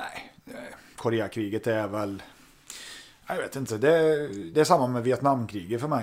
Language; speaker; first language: Swedish; native; Swedish